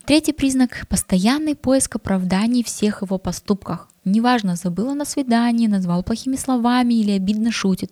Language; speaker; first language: Russian; native; Russian